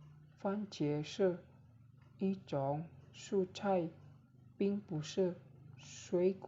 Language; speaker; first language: Chinese; non-native, learner; Indonesian